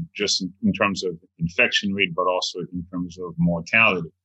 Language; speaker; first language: English; non-native, fluent; Haitian Creole